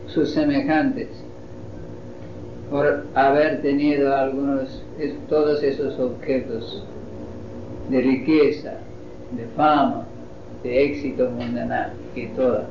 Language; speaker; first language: Spanish; non-native, fluent; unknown